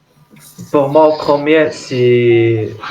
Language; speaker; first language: French; non-native, learner; Arabic